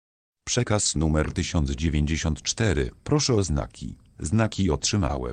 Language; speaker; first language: Polish; native; Polish